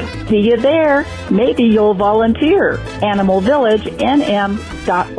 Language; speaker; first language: English; native; English